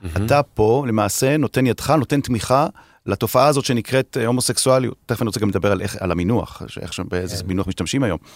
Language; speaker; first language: Hebrew; native; Hebrew